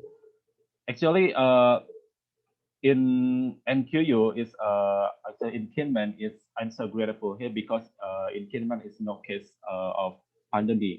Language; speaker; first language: English; non-native, learner; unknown